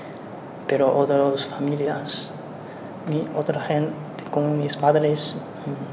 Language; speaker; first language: Spanish; non-native, learner; Chinese